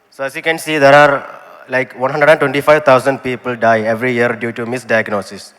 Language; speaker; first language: English; non-native, local second language; Malayalam